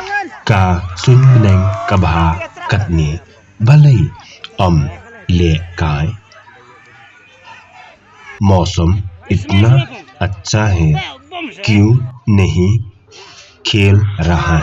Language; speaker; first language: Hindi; non-native, local second language; Khasi